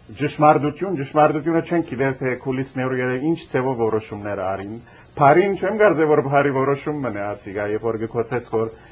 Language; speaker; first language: Armenian; early bilingual, heritage; Armenian